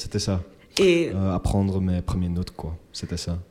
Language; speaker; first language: French; non-native, local second language; Dutch